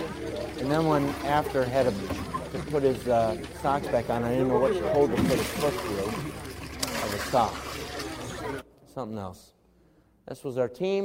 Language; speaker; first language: English; native; English